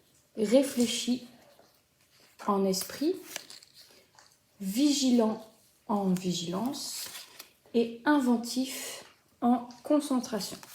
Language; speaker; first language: French; native; French